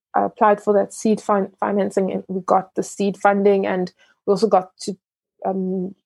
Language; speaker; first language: English; early bilingual, other home language; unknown